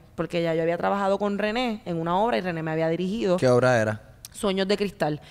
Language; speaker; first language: Spanish; native; Spanish